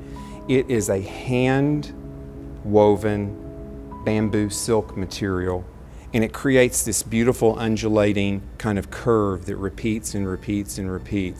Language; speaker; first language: English; native; English